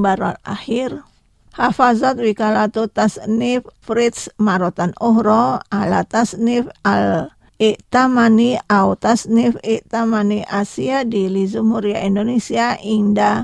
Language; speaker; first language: Arabic; non-native, fluent; Indonesian